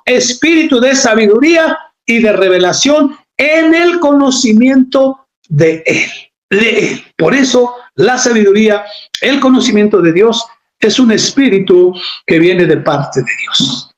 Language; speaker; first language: Spanish; native; Spanish